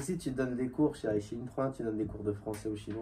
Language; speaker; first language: French; native; French